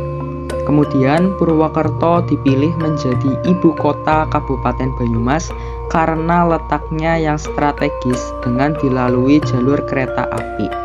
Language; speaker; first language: Indonesian; native; Indonesian